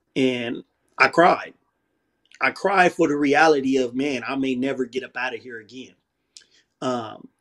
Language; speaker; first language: English; native; English